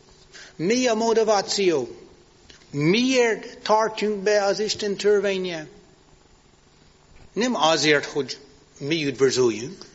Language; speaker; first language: Hungarian; non-native, fluent; English